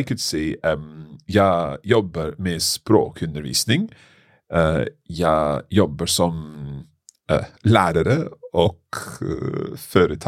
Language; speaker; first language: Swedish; non-native, learner; English